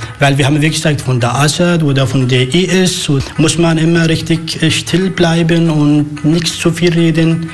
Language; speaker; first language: German; non-native, learner; Arabic